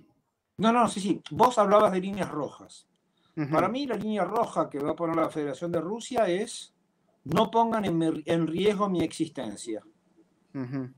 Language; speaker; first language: Spanish; native; Spanish